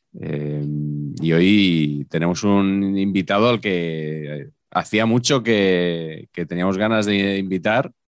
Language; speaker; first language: Spanish; native; Spanish